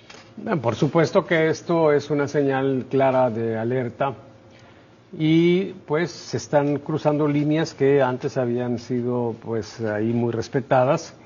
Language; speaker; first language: Spanish; native; Spanish